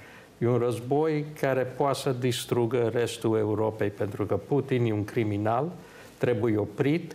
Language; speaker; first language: Romanian; early bilingual, heritage; Romanian